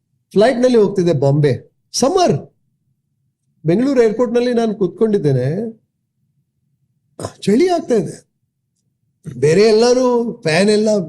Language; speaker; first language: Kannada; non-native, local second language; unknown